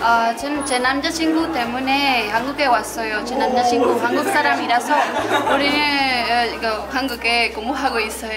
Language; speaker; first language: Korean; non-native, learner; Spanish